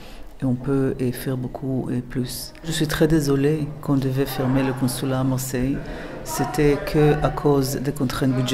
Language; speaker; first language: French; non-native, fluent; Hebrew